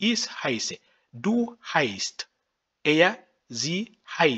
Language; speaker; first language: German; non-native, fluent; French